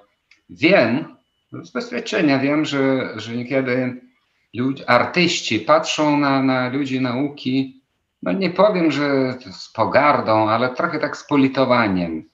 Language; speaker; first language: Polish; non-native, fluent; Ukrainian